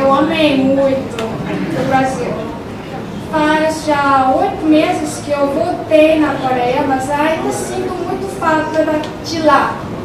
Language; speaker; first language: Portuguese; non-native, fluent; Korean